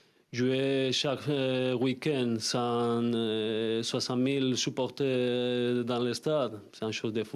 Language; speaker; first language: French; non-native, fluent; Spanish